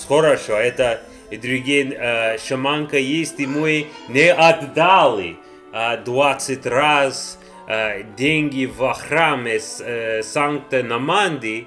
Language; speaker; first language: Russian; non-native, learner; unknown